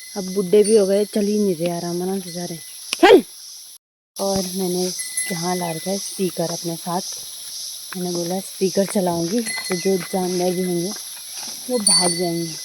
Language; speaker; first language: Hindi; native; Hindi